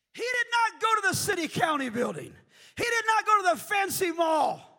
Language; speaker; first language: English; early bilingual, other home language; Portuguese